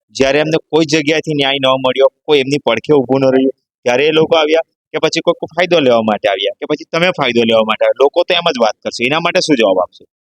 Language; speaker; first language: Gujarati; native; Gujarati